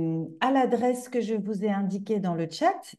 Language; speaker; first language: French; native; French